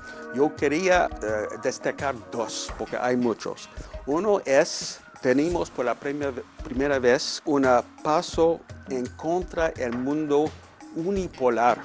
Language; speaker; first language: Spanish; non-native, fluent; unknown